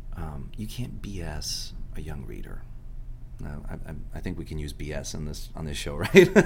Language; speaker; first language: English; early bilingual, other home language; Spanish